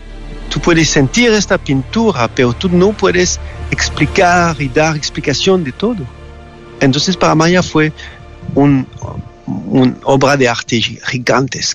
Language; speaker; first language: Spanish; non-native, fluent; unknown